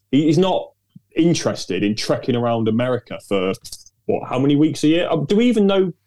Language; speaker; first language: English; native; English